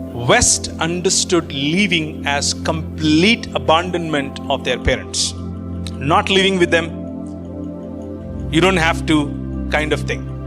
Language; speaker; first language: English; non-native, local second language; Telugu